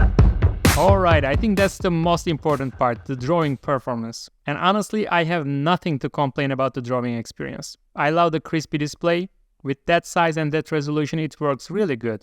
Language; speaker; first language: English; non-native, fluent; Turkish